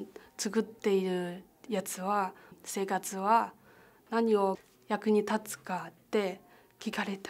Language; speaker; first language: Japanese; non-native, fluent; Chinese